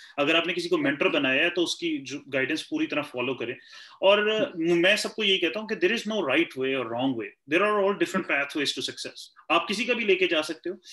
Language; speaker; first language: Urdu; native; Urdu